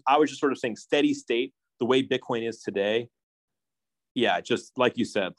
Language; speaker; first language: English; native; English